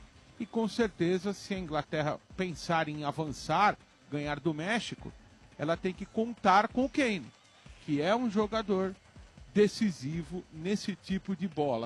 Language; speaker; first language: Portuguese; native; Portuguese